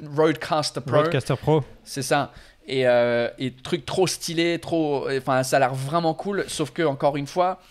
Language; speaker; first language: French; non-native, fluent; English